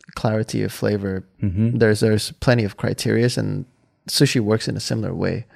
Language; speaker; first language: English; non-native, fluent; Thai